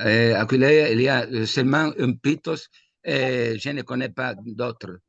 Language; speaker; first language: French; non-native, fluent; Italian